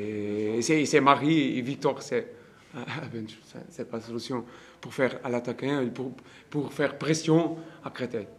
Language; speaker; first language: French; non-native, learner; Portuguese